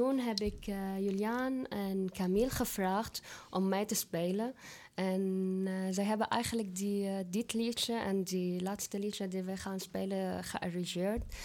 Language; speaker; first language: Dutch; non-native, fluent; Arabic